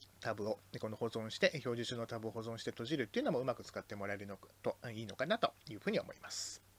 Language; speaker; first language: Japanese; native; Japanese